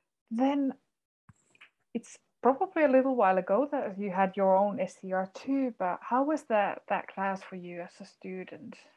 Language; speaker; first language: English; non-native, fluent; Finnish